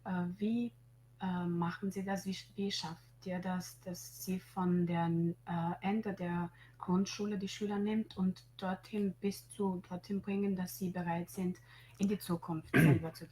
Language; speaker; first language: German; non-native, fluent; Albanian